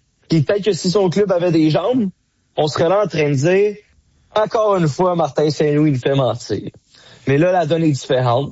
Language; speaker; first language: French; native; French